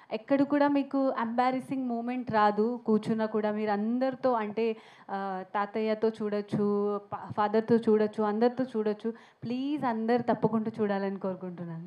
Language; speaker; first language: Telugu; non-native, fluent; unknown